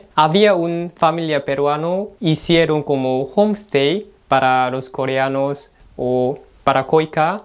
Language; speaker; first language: Spanish; non-native, learner; Korean